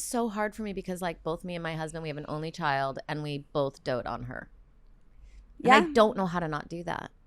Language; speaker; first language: English; native; English